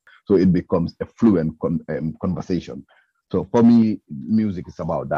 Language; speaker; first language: English; non-native, local second language; Mandingo